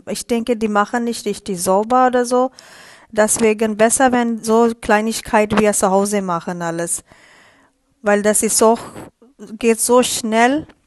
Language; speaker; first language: German; non-native, learner; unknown